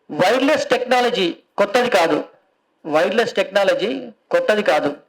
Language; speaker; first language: Telugu; native; Telugu